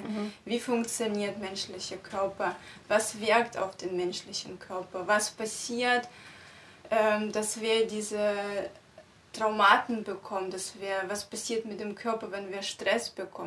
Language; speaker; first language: German; non-native, fluent; Russian